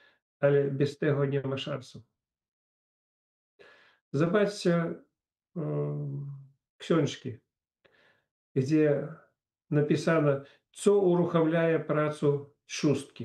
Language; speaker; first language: Polish; non-native, fluent; Russian